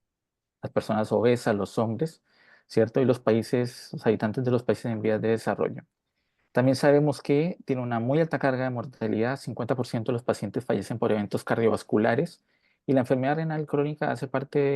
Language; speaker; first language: Spanish; native; Spanish